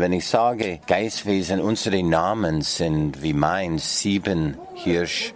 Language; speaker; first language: German; non-native, fluent; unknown